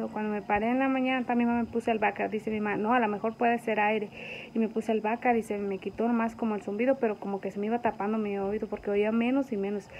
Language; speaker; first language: Spanish; native; Spanish